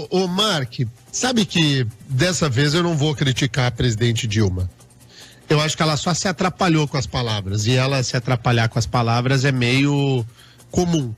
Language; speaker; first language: Portuguese; native; Portuguese